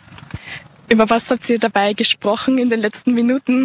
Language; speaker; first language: German; native; German